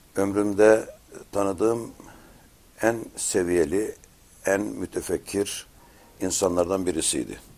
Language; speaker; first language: Turkish; native; Turkish